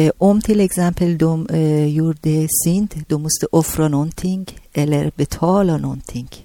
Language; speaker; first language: Swedish; non-native, learner; Persian